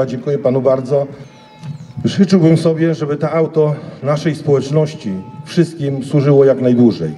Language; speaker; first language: Polish; native; Polish